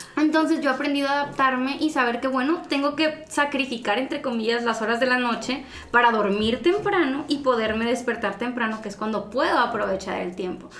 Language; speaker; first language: Spanish; native; Spanish